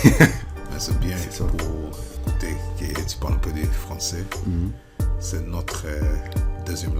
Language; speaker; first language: French; non-native, learner; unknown